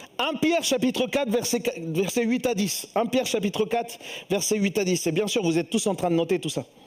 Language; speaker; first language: French; early bilingual, other home language; Spanish